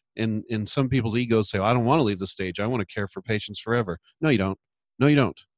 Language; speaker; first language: English; native; English